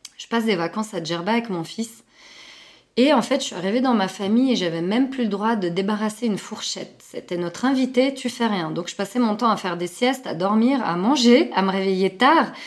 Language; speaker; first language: French; early bilingual, other home language; Arabic